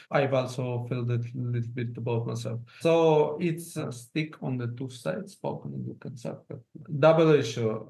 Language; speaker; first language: English; non-native, learner; Russian